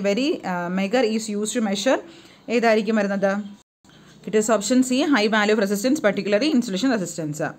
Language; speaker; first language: English; non-native, local second language; Malayalam